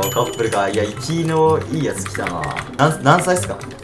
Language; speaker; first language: Japanese; native; Japanese